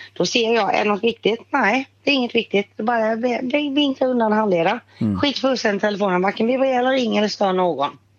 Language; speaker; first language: Swedish; native; Swedish